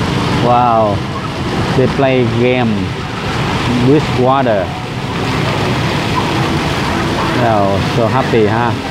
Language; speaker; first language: English; non-native, learner; Vietnamese